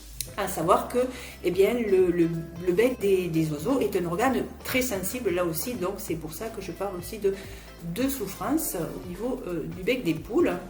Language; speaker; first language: French; native; French